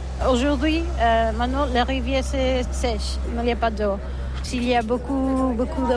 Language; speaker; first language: French; non-native, learner; Catalan